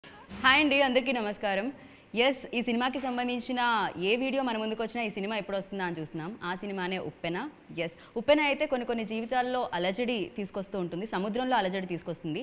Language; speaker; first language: Telugu; native; Telugu